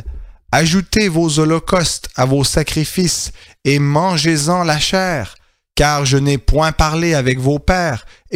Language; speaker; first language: French; native; French